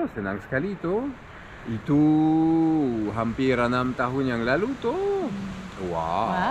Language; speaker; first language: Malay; non-native, fluent; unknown